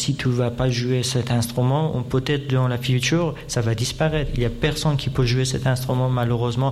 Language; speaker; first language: French; non-native, fluent; Persian